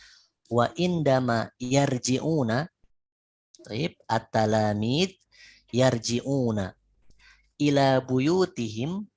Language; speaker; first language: Arabic; non-native, fluent; Indonesian